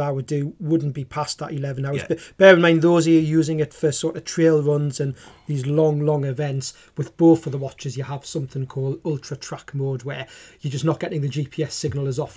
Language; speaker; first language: English; native; English